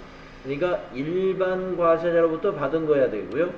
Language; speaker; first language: Korean; native; Korean